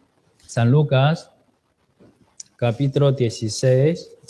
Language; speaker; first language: Spanish; non-native, fluent; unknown